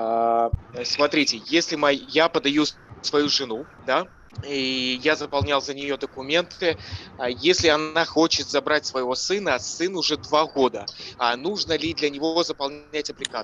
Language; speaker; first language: Russian; native; Russian